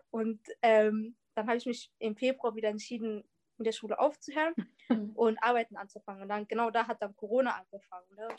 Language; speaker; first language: German; early bilingual, other home language; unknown